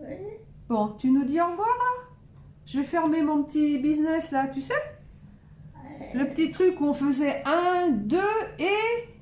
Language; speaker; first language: French; native; French